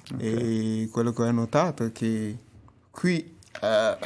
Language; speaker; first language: Italian; non-native, fluent; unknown